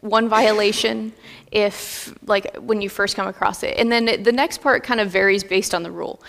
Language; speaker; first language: English; native; English